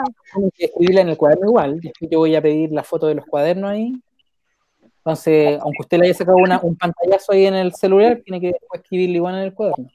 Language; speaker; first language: Spanish; native; Spanish